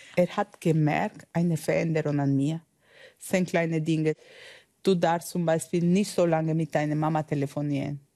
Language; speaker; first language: German; non-native, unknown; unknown